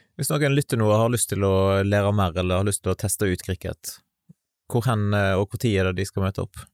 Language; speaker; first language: Norwegian; native; Norwegian